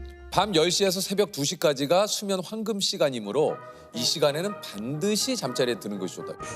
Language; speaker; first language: Korean; native; Korean